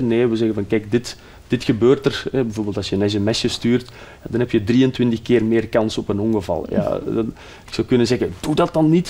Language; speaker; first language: Dutch; native; Dutch